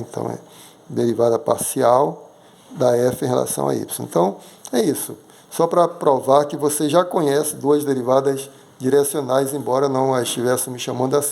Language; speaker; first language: Portuguese; native; Portuguese